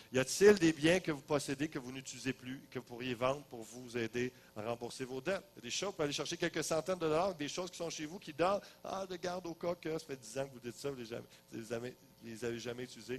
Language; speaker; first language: French; native; French